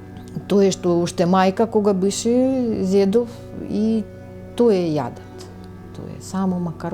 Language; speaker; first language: Macedonian; non-native, learner; Russian